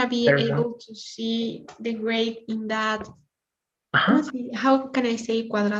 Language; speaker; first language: English; non-native, learner; Spanish